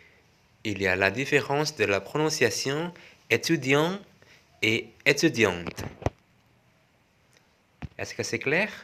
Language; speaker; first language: French; non-native, fluent; Indonesian